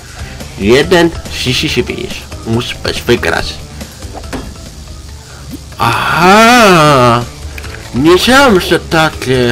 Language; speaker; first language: Polish; non-native, learner; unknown